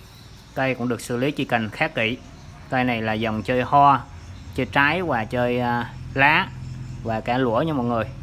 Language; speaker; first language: Vietnamese; native; Vietnamese